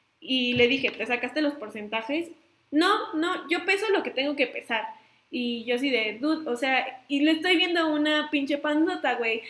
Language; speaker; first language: Spanish; native; Spanish